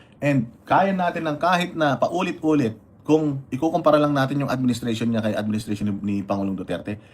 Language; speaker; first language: Filipino; non-native, local second language; Iloko